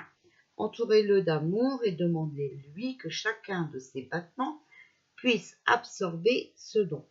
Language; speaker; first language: French; native; French